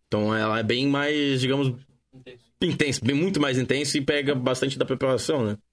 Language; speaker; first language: Portuguese; native; Portuguese